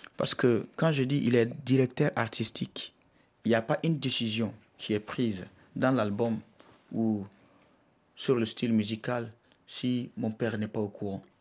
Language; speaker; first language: French; non-native, local second language; Bambara